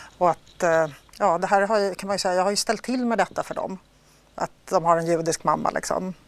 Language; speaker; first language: Swedish; early bilingual, other home language; Polish